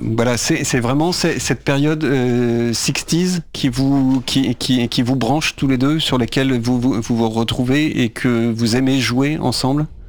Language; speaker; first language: French; native; French